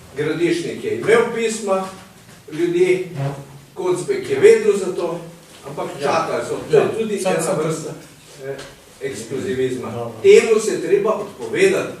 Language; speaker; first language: Slovenian; native; Slovenian